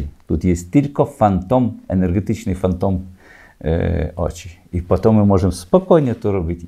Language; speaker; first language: Polish; non-native, learner; Ukrainian